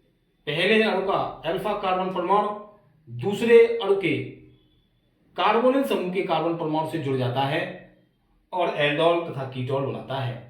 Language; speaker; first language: Hindi; native; Hindi